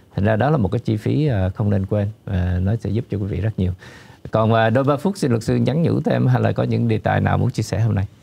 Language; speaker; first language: Vietnamese; native; Vietnamese